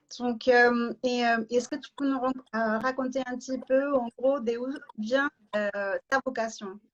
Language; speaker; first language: French; non-native, fluent; Spanish